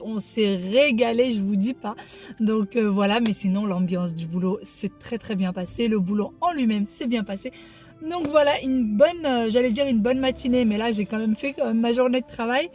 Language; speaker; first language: French; native; French